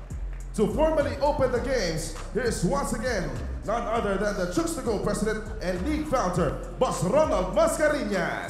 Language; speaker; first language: English; non-native, local second language; Filipino